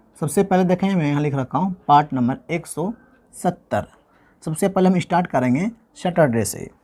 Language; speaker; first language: Hindi; native; Hindi